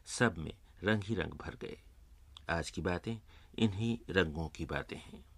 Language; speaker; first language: Urdu; native; Urdu